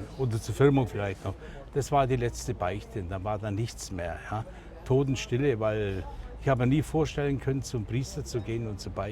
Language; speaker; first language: German; native; German